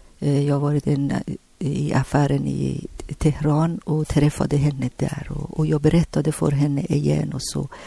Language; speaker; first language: Swedish; non-native, learner; Persian